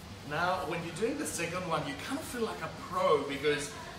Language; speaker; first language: English; early bilingual, other home language; Greek